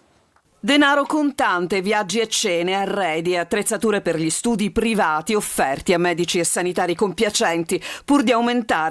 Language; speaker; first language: Italian; native; Italian